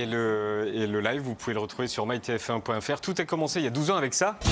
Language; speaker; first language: French; native; French